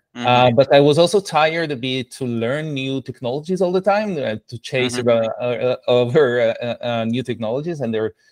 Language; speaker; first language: English; non-native, fluent; Hebrew